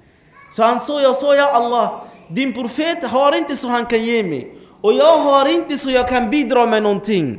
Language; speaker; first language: Swedish; non-native, fluent; Arabic